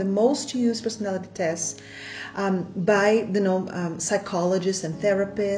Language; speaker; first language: English; non-native, fluent; Portuguese